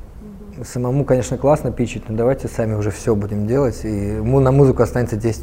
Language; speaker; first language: Russian; native; Russian